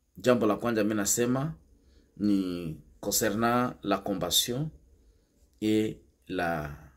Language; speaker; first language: Swahili; non-native, local second language; Nande